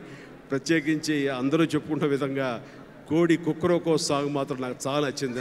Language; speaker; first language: Telugu; native; Telugu